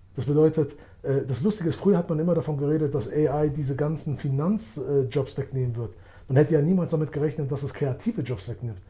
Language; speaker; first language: German; early bilingual, other home language; Albanian